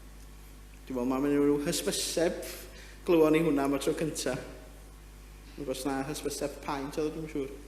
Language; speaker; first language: Welsh; native; Welsh